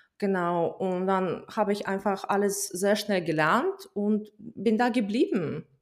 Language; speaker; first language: German; non-native, fluent; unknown